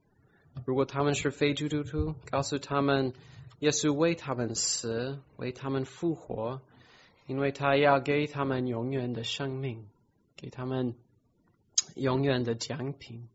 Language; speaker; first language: Chinese; non-native, fluent; English